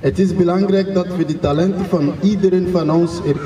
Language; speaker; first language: Dutch; non-native, fluent; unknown